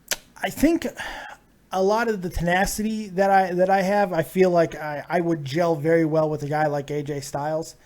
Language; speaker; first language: English; native; English